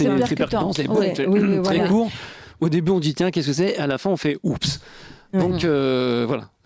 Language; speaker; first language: French; native; French